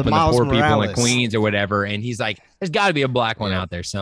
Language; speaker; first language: English; native; English